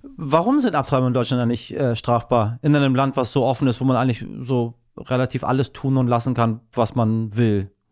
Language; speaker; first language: German; early bilingual, other home language; Persian